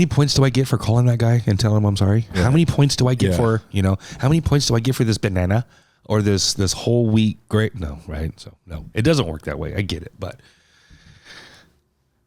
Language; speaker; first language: English; native; English